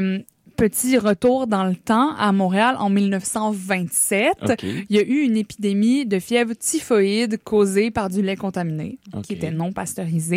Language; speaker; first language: French; native; French